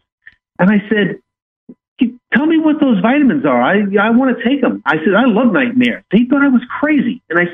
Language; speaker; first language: English; native; English